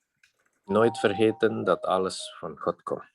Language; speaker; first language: Dutch; non-native, fluent; Indonesian